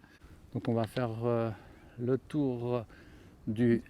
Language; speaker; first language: French; native; French